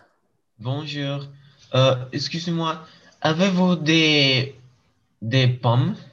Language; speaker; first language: French; non-native, learner; English